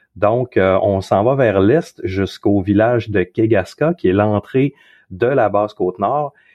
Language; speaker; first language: French; native; French